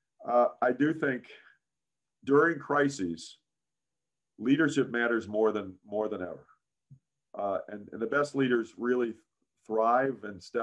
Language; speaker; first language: English; native; English